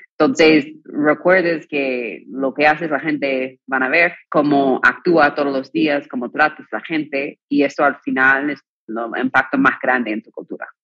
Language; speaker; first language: Spanish; non-native, fluent; English